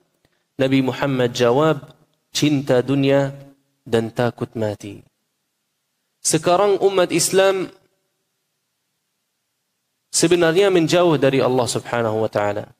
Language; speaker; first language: Indonesian; non-native, fluent; Arabic